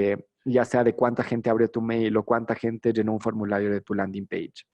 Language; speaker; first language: Spanish; native; Spanish